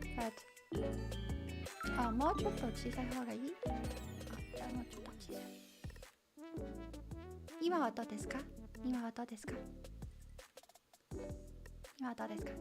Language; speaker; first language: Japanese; non-native, learner; Chinese